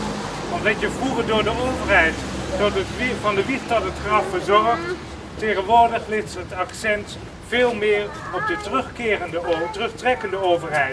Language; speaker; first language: Dutch; native; Dutch